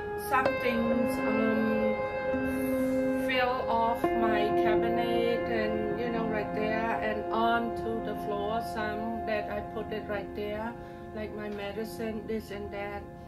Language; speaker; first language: English; non-native, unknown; Khmer